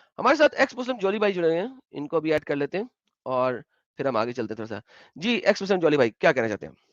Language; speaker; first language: Urdu; native; Urdu